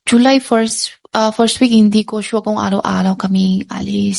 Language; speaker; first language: Filipino; non-native, learner; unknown